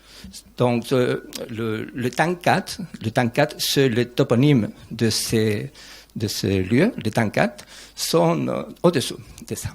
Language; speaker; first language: French; non-native, learner; Spanish